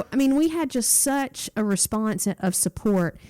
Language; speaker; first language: English; native; English